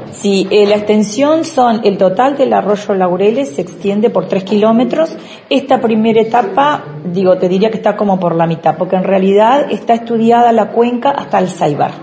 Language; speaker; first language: Spanish; native; Spanish